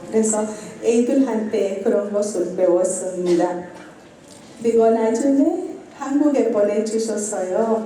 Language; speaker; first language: Korean; non-native, learner; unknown